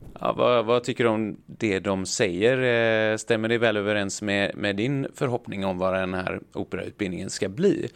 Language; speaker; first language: Swedish; native; Swedish